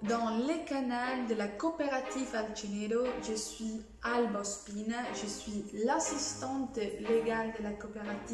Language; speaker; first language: French; non-native, fluent; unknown